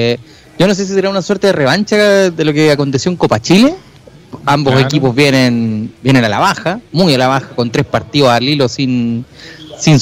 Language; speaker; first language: Spanish; native; Spanish